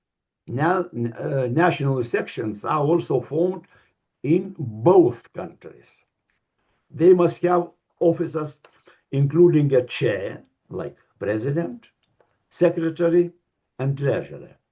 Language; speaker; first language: English; non-native, learner; Lithuanian